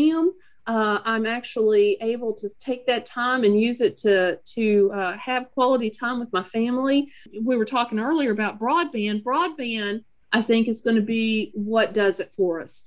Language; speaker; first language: English; native; English